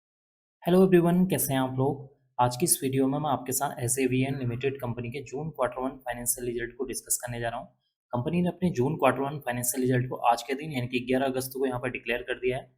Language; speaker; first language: Hindi; native; Hindi